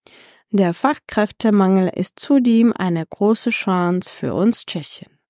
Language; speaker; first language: German; non-native, fluent; Czech